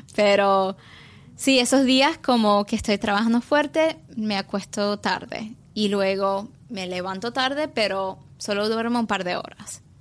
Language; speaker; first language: Spanish; early bilingual, heritage; English